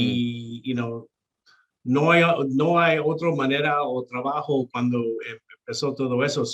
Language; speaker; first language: Spanish; non-native, local second language; English